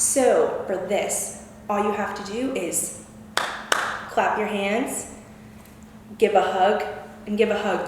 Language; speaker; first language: English; native; English